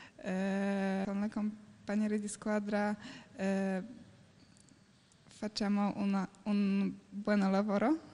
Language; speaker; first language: Italian; non-native, learner; Polish